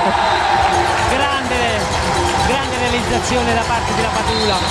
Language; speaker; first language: Italian; native; Italian